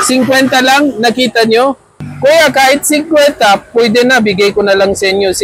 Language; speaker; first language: Filipino; non-native, learner; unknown